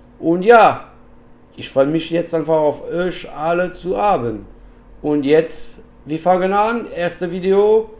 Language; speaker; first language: German; non-native, learner; French